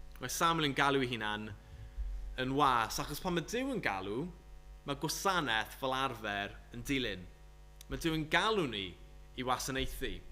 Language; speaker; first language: Welsh; native; Welsh